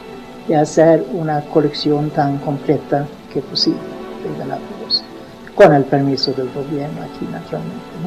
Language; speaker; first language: Spanish; non-native, fluent; Swedish